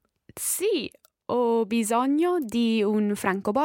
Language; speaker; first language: Italian; non-native, learner; English